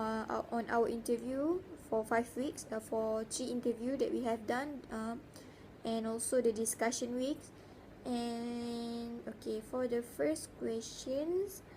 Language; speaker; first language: English; non-native, learner; Malay